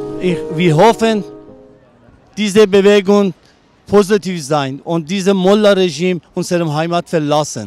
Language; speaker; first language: German; non-native, learner; Persian